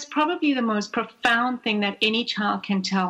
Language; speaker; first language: English; native; English